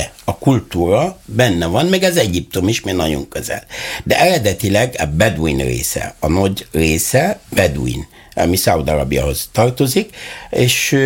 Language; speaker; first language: Hungarian; non-native, learner; Arabic